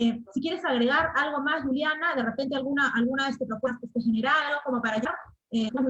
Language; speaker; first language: Spanish; native; Spanish